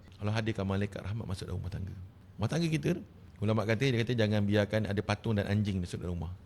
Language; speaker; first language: Malay; native; Malay